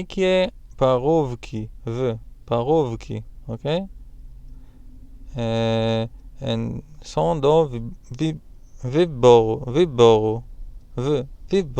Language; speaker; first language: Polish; non-native, learner; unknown